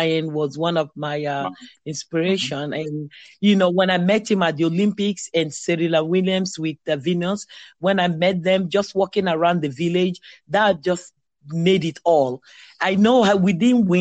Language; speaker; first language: English; non-native, local second language; Igbo